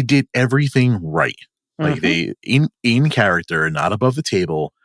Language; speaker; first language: English; native; English